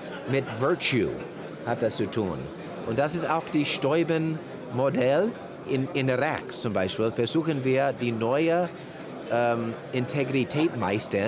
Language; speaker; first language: German; non-native, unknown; English